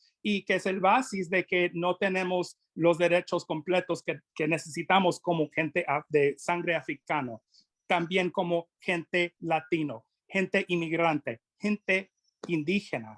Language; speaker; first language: Spanish; non-native, fluent; English